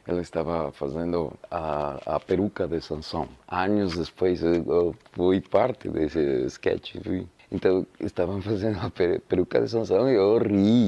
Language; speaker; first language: Portuguese; non-native, learner; Spanish